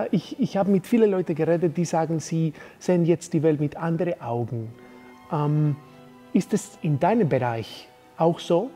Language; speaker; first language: German; non-native, fluent; Spanish